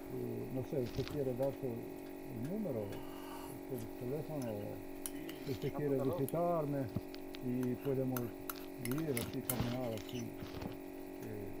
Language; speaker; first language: Spanish; non-native, learner; Slovenian